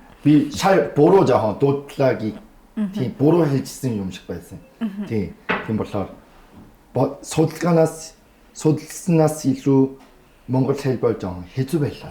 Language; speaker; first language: Mongolian; non-native, fluent; Korean